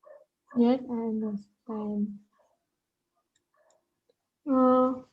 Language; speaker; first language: English; non-native, learner; Vietnamese